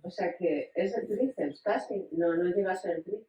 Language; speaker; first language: Spanish; non-native, learner; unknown